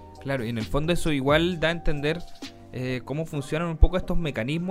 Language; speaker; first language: Spanish; native; Spanish